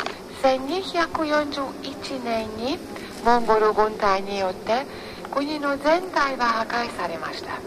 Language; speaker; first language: Japanese; non-native, fluent; Hungarian